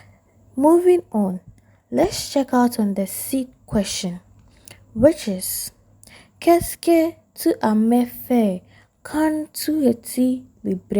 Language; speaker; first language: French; non-native, fluent; English